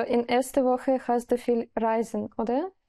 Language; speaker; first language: German; non-native, learner; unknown